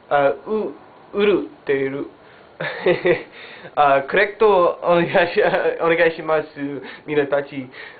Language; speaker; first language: Japanese; non-native, learner; English